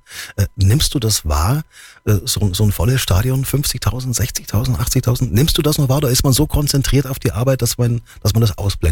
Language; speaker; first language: German; native; German